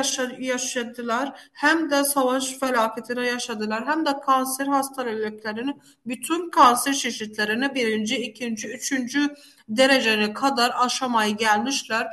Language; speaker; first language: Turkish; non-native, fluent; Arabic